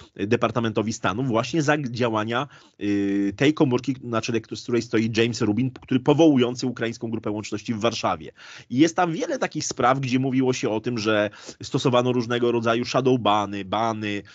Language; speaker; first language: Polish; native; Polish